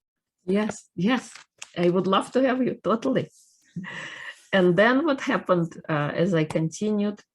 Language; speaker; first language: English; non-native, fluent; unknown